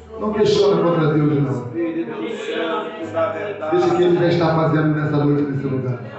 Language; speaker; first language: Portuguese; native; Portuguese